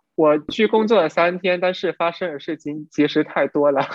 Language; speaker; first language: Chinese; non-native, fluent; Vietnamese